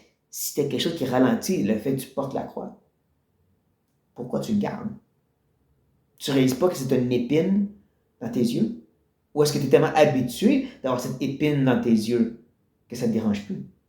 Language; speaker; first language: French; native; French